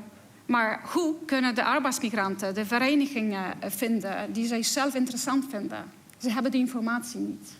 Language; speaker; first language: Dutch; non-native, fluent; Polish